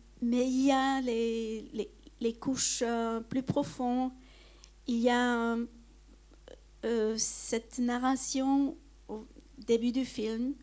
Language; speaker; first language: French; non-native, fluent; Hungarian